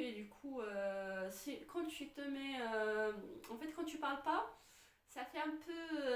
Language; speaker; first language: French; non-native, fluent; Arabic